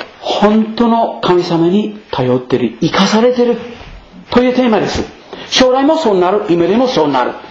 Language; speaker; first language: Japanese; non-native, fluent; English